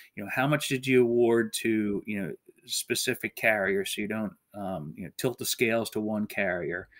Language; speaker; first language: English; native; English